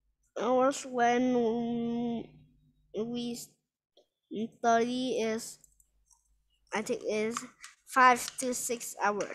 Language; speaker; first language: English; non-native, learner; Vietnamese